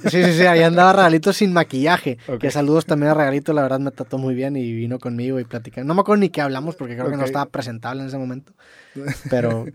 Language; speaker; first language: Spanish; native; Spanish